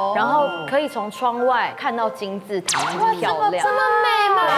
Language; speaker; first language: Chinese; native; Chinese